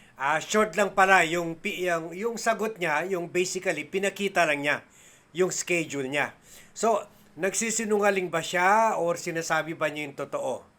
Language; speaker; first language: Filipino; native; Filipino